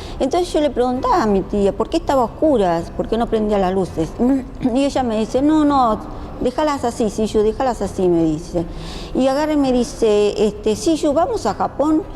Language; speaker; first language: Spanish; early bilingual, other home language; Japanese